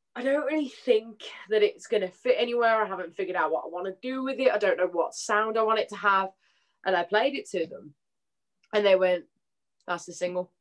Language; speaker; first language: English; native; English